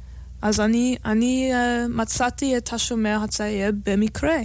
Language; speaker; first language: Hebrew; non-native, fluent; English